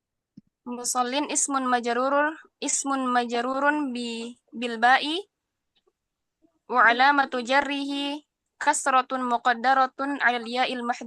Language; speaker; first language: Arabic; non-native, learner; Indonesian